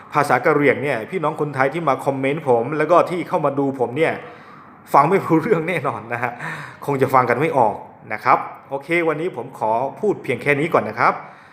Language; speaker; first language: Thai; non-native, local second language; S'gaw Karen